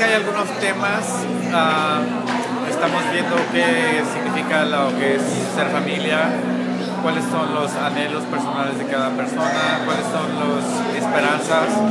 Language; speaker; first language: Spanish; native; Spanish